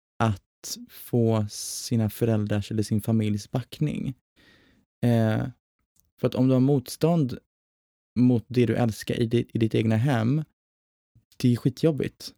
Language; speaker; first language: Swedish; native; Swedish